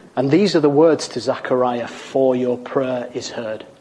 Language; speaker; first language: English; native; English